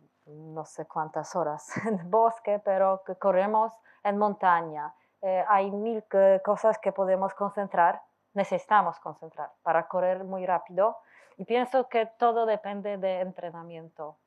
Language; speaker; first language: Spanish; non-native, learner; Polish